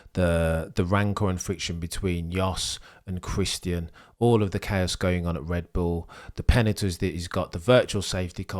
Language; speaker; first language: English; native; English